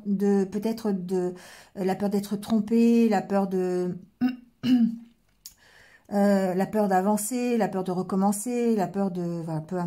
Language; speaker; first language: French; native; French